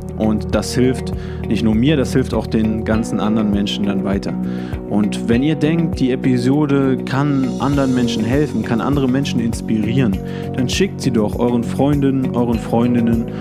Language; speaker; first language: German; native; German